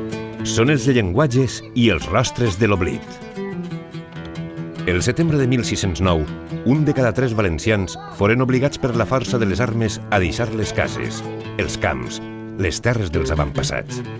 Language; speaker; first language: Catalan; native; Catalan